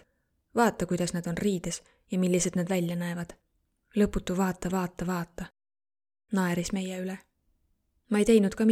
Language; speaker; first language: Estonian; non-native, learner; Arabic